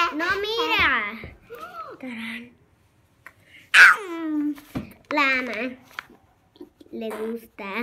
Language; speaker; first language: Spanish; early bilingual, heritage; English